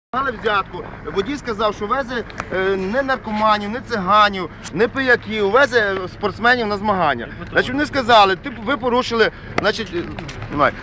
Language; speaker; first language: Ukrainian; native; Ukrainian